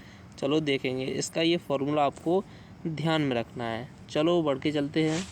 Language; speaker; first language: Hindi; native; Hindi